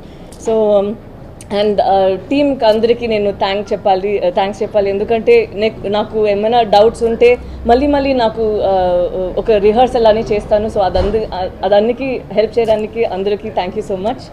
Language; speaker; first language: Telugu; non-native, learner; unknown